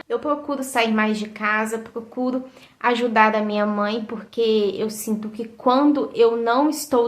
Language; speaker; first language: Portuguese; native; Portuguese